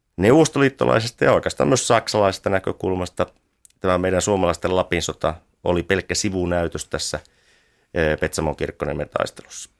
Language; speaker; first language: Finnish; native; Finnish